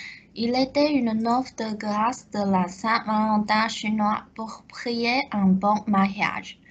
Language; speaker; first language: French; non-native, learner; Chinese